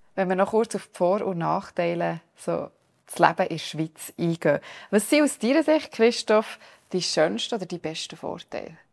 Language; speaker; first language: German; native; German